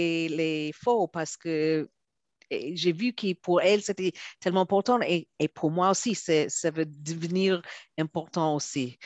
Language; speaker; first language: French; non-native, fluent; Hebrew